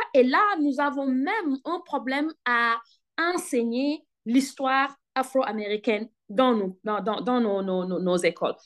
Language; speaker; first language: French; non-native, local second language; Wolof